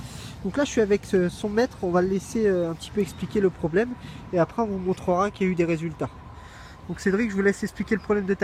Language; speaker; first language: French; native; French